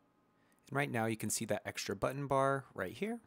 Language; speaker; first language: English; native; English